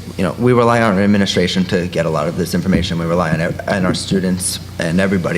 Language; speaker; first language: English; native; English